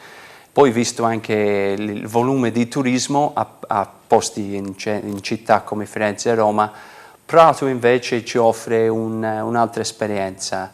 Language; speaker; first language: Italian; non-native, fluent; English